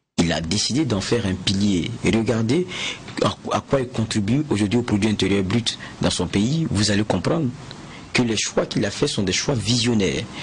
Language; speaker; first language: French; native; French